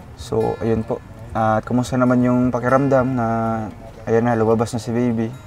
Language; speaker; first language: Filipino; non-native, local second language; Cebuano